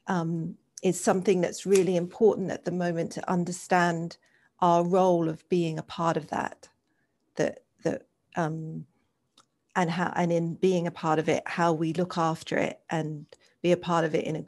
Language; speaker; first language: English; native; English